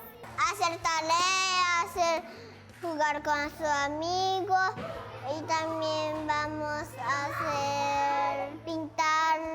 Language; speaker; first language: Spanish; early bilingual, other home language; Japanese